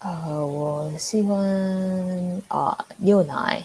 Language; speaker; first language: Chinese; non-native, learner; Indonesian